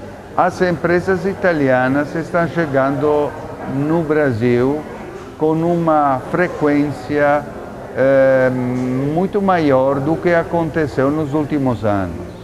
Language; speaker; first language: Portuguese; non-native, fluent; Italian